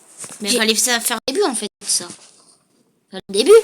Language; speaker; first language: French; native; French